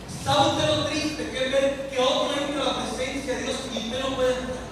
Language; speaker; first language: Spanish; native; Spanish